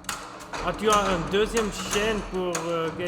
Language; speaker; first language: French; non-native, local second language; German